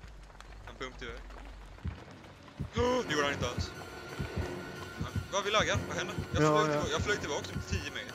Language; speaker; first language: Swedish; native; Swedish